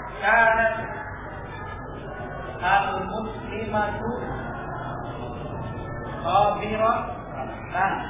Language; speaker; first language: Arabic; non-native, learner; Indonesian